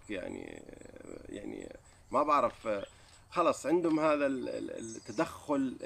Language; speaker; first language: Arabic; native; Arabic